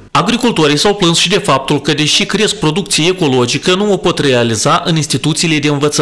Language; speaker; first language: Romanian; native; Romanian